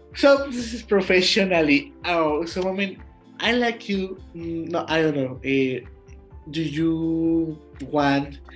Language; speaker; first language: English; non-native, learner; Spanish